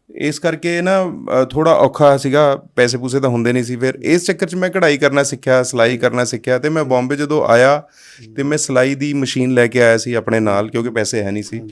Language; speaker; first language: Punjabi; non-native, local second language; Hindi